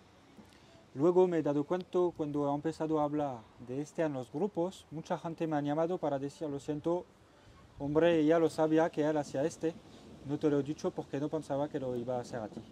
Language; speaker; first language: Spanish; non-native, learner; French